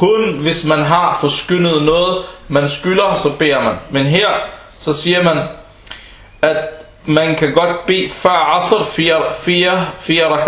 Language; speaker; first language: Danish; non-native, fluent; Arabic